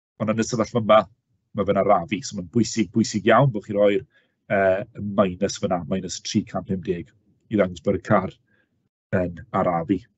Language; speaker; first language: Welsh; native; Welsh